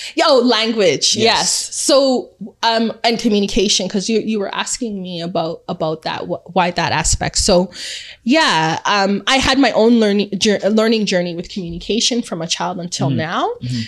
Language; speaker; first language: English; early bilingual, other home language; Akan